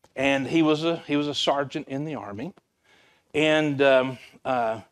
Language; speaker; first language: English; native; English